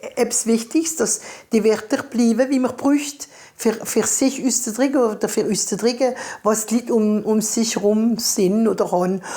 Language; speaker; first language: German; non-native, local second language; Swiss German